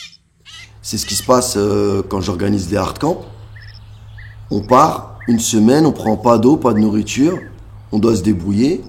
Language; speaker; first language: French; native; French